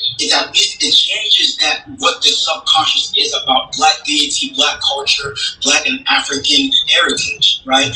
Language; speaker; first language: English; early bilingual, other home language; Igbo